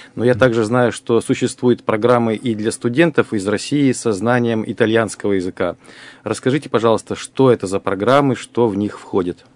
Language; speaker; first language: Russian; native; Russian